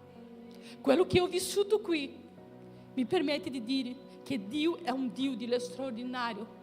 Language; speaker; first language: Italian; non-native, fluent; Portuguese